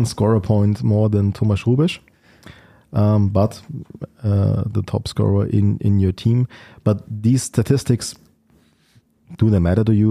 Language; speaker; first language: English; non-native, fluent; German